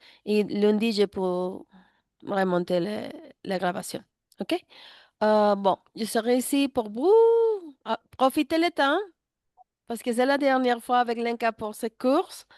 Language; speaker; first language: French; non-native, learner; Spanish